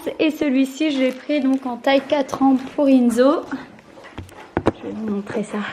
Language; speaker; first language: French; native; French